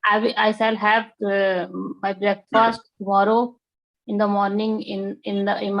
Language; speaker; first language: English; non-native, learner; Marathi